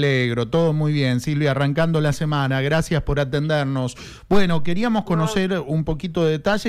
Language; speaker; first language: Spanish; native; Spanish